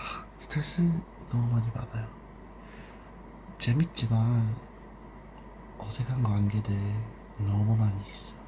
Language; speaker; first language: Korean; early bilingual, heritage; English